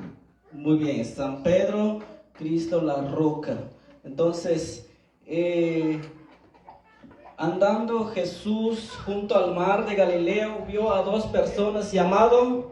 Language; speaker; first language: Spanish; non-native, local second language; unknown